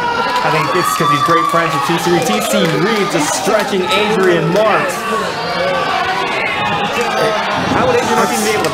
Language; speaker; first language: English; native; English